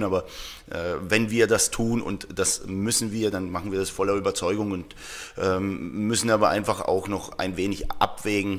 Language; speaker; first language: German; native; German